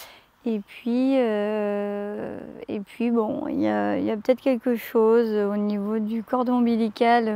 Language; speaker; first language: French; native; French